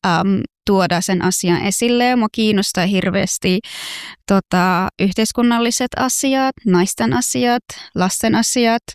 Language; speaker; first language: Finnish; non-native, fluent; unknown